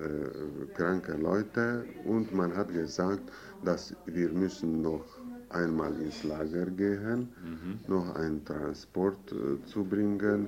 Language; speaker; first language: German; non-native, fluent; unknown